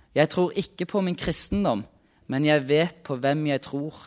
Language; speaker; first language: Norwegian; native; Norwegian